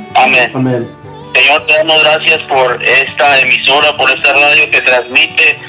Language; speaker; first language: Spanish; native; Spanish